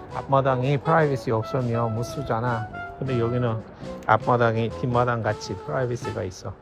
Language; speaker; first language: Korean; non-native, fluent; Persian